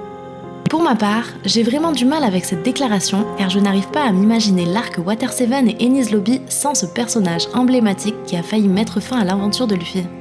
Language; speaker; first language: French; native; French